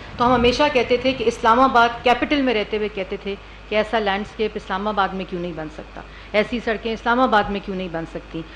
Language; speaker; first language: Urdu; non-native, local second language; Pahari-Potwari